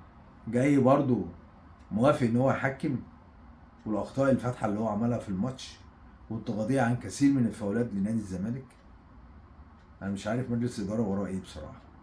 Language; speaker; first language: Arabic; native; Arabic